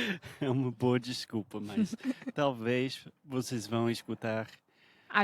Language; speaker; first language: Portuguese; non-native, fluent; English